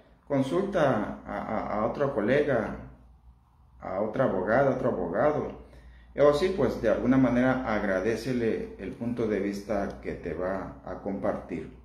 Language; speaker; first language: Spanish; native; Spanish